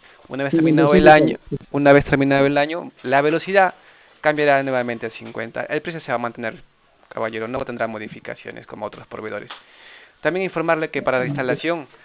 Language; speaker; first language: Spanish; native; Spanish